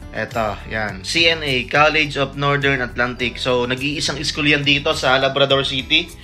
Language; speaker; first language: Filipino; native; Filipino